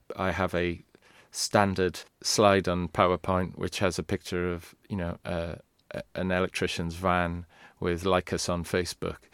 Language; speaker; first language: English; non-native, local second language; Welsh